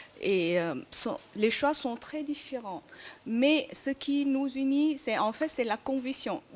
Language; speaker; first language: French; non-native, fluent; Vietnamese